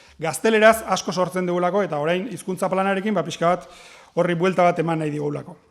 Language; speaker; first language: Basque; native; Basque